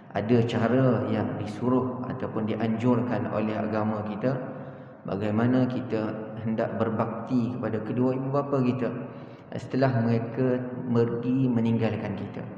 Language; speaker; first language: Malay; native; Malay